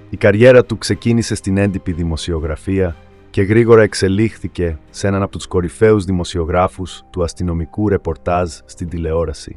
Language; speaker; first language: Greek; native; Greek